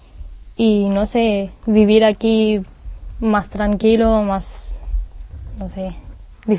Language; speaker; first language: Spanish; non-native, learner; Hebrew